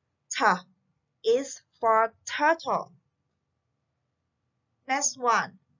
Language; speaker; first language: English; non-native, fluent; Vietnamese